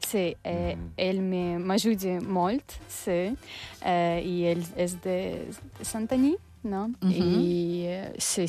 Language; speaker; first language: Catalan; non-native, learner; English